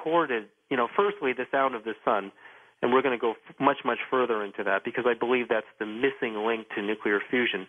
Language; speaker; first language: English; native; English